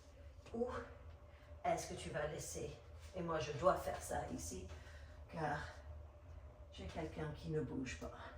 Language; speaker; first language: French; non-native, fluent; English